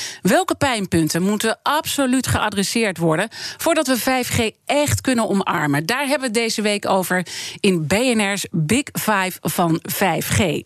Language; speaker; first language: Dutch; native; Dutch